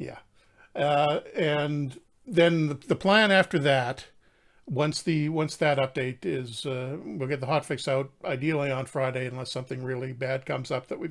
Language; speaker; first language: English; native; English